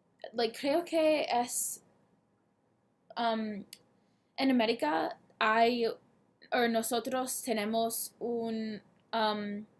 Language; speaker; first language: Spanish; non-native, learner; English